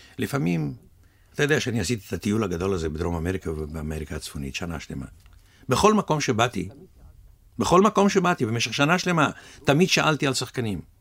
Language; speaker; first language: Hebrew; early bilingual, other home language; Russian